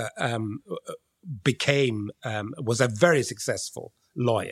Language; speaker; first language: English; native; English